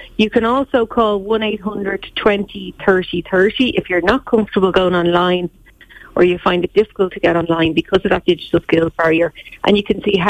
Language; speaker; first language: English; native; English